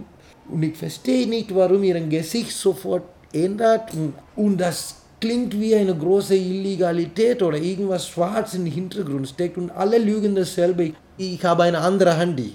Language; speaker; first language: German; non-native, fluent; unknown